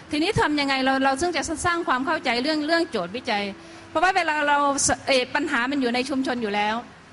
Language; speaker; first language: Thai; native; Thai